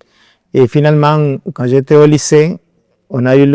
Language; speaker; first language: French; non-native, fluent; Spanish